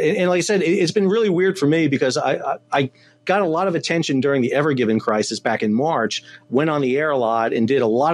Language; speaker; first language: English; native; English